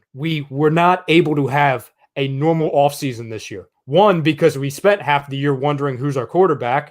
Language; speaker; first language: English; native; English